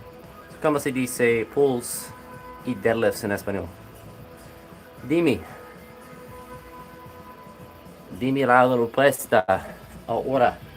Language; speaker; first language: Spanish; non-native, learner; English